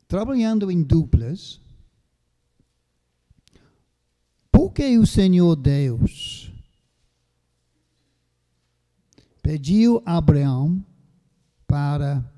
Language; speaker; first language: Portuguese; non-native, fluent; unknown